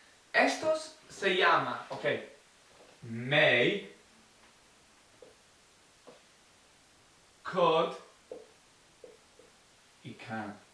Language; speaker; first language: Spanish; non-native, learner; English